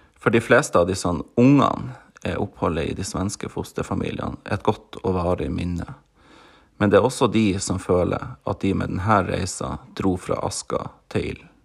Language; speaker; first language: Norwegian; native; Norwegian